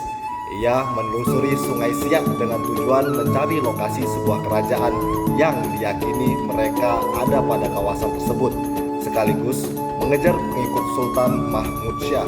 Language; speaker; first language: Indonesian; non-native, local second language; Malay